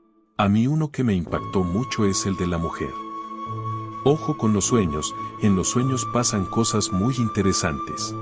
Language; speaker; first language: Spanish; native; Spanish